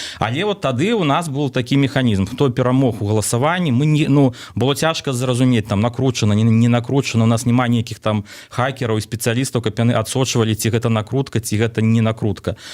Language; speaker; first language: Belarusian; non-native, local second language; Russian